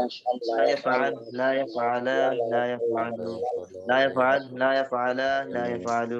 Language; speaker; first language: Arabic; non-native, learner; Bangla